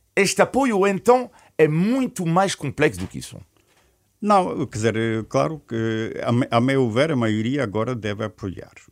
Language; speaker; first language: Portuguese; non-native, fluent; Ukrainian